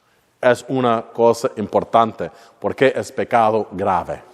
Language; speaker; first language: Spanish; non-native, learner; English